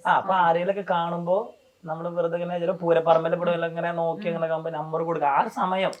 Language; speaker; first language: Malayalam; native; Malayalam